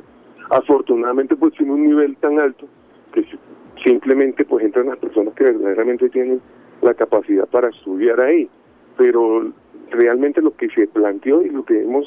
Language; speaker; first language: Spanish; native; Spanish